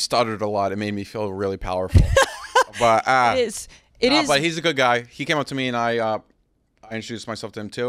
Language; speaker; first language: English; native; English